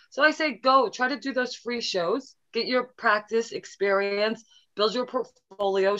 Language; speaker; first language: English; native; English